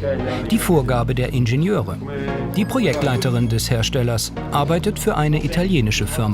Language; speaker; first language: German; native; German